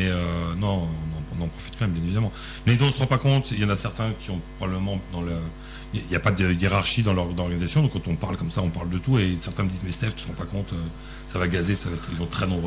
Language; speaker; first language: French; native; French